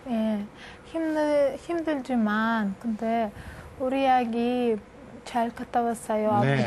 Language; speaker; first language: Korean; non-native, learner; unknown